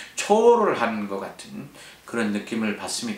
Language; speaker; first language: Korean; native; Korean